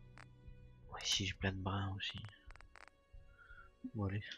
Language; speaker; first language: French; native; French